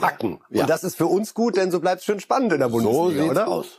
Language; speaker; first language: German; native; German